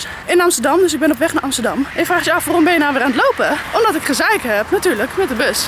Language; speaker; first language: Dutch; native; Dutch